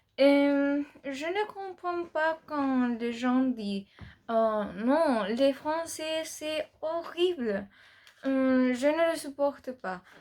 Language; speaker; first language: French; non-native, learner; Spanish